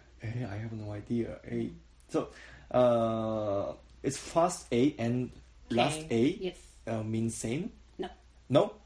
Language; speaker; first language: English; non-native, learner; Japanese